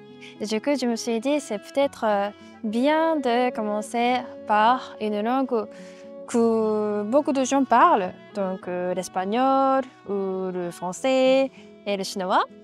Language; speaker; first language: French; non-native, fluent; Japanese